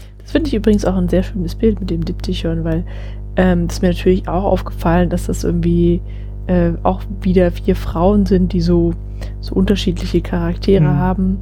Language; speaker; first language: German; native; German